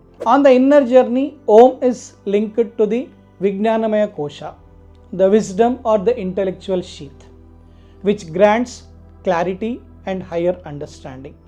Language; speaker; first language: English; non-native, local second language; Telugu